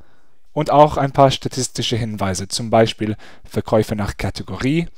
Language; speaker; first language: German; non-native, fluent; English